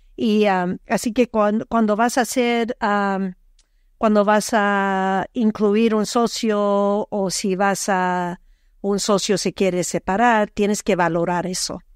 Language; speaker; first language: Spanish; early bilingual, heritage; Spanish